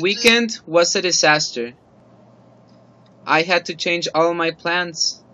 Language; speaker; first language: English; non-native, fluent; Spanish